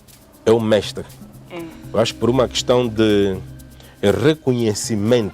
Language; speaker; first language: Portuguese; native; Portuguese